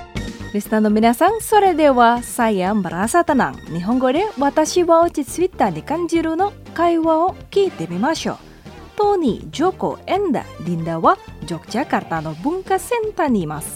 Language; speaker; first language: Japanese; non-native, fluent; Indonesian